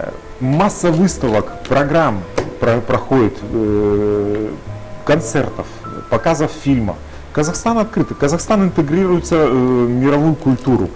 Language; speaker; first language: Russian; native; Russian